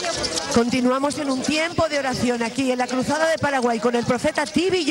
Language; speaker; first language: Spanish; native; Spanish